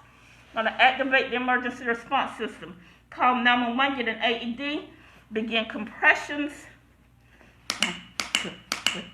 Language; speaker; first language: English; native; English